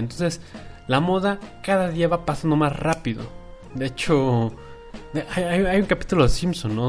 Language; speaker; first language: Spanish; native; Spanish